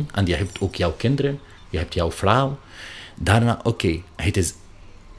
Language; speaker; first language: Dutch; non-native, learner; Arabic